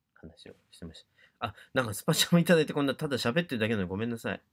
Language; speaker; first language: Japanese; native; Japanese